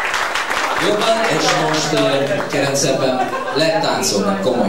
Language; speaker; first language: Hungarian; non-native, learner; Italian